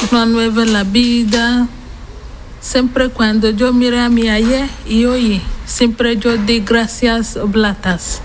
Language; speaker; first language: Spanish; non-native, learner; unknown